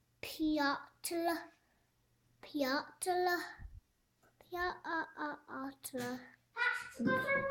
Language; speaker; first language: Polish; early bilingual, heritage; Polish